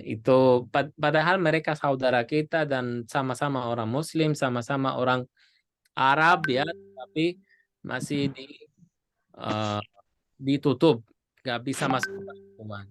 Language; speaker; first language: Indonesian; non-native, fluent; Arabic